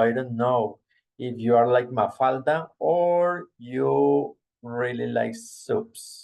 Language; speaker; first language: English; non-native, fluent; Spanish